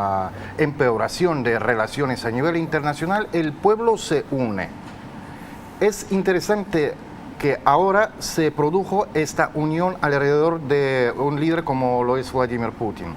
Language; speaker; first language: Spanish; non-native, fluent; Russian